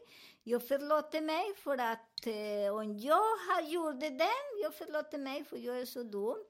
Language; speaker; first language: Swedish; non-native, learner; Spanish